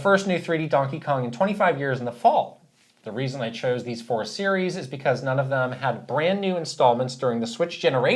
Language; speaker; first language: English; native; English